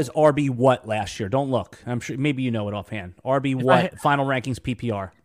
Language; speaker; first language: English; native; English